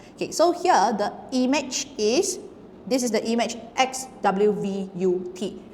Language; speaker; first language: English; non-native, local second language; Chinese